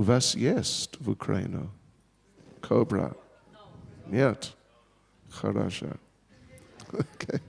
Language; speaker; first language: Russian; non-native, learner; English